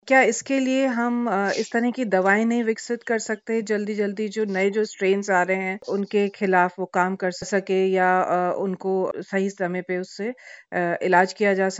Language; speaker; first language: Hindi; native; Hindi